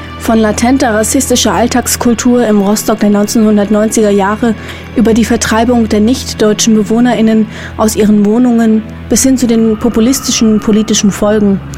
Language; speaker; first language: German; native; German